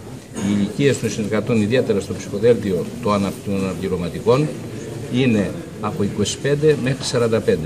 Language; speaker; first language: Greek; native; Greek